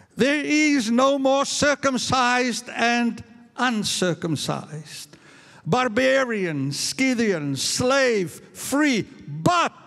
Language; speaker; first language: English; non-native, local second language; Afrikaans